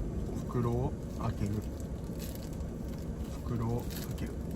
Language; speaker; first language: Japanese; native; Japanese